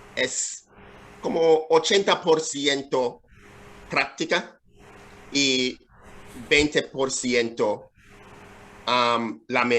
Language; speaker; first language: Spanish; non-native, fluent; English